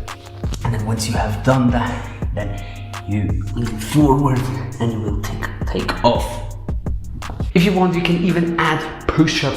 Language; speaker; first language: English; non-native, fluent; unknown